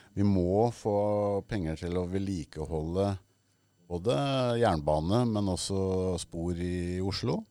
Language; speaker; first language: Norwegian; native; Norwegian